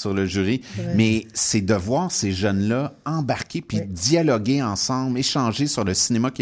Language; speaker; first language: French; native; French